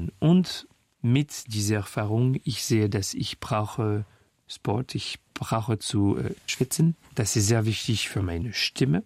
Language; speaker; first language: German; non-native, fluent; French